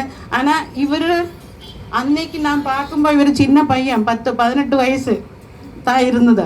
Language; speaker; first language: Tamil; non-native, learner; Malayalam